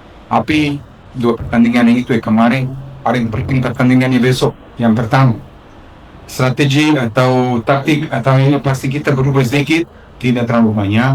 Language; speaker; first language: Indonesian; non-native, fluent; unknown